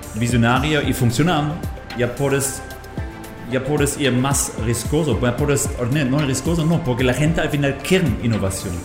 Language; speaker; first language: Spanish; non-native, fluent; German